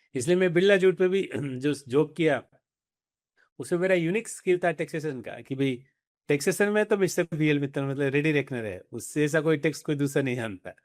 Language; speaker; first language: Hindi; native; Hindi